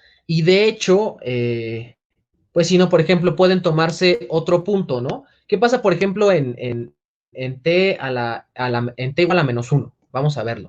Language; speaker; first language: Spanish; native; Spanish